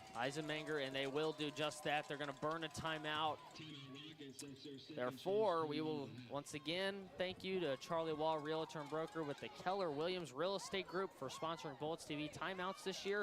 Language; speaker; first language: English; native; English